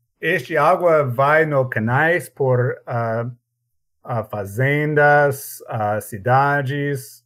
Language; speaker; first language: Portuguese; non-native, learner; English